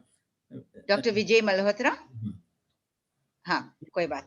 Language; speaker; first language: Hindi; non-native, fluent; English